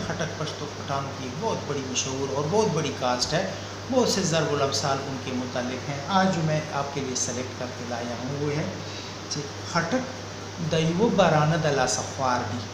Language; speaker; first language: Urdu; non-native, local second language; Pashto